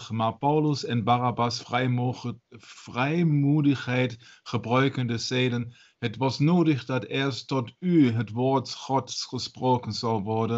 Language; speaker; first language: Dutch; non-native, learner; German